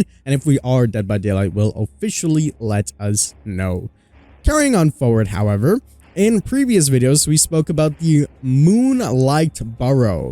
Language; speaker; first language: English; native; English